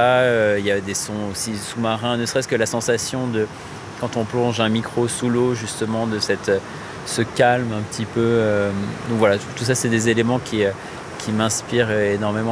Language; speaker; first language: French; native; French